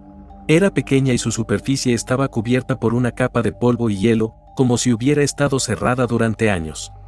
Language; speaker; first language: Spanish; native; Spanish